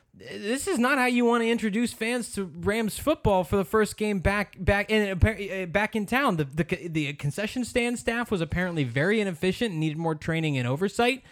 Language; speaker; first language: English; native; English